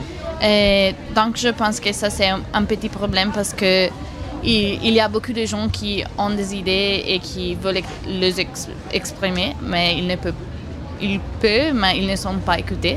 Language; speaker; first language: French; non-native, fluent; Italian